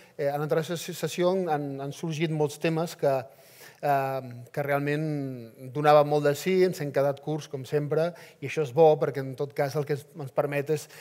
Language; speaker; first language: Catalan; native; Catalan